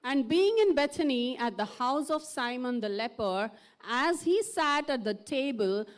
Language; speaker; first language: English; non-native, local second language; Kannada